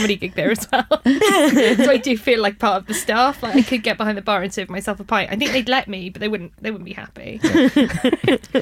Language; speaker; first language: English; native; English